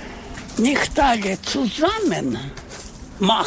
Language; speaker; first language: German; non-native, learner; Russian